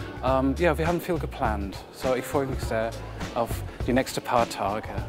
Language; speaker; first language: German; non-native, fluent; English